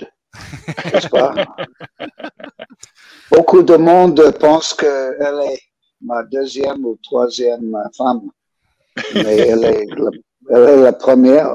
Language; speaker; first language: French; non-native, learner; English